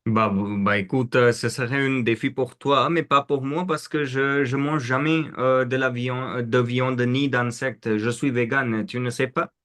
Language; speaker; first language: French; non-native, fluent; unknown